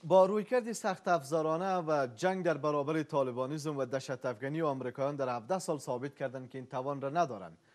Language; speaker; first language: Persian; native; Persian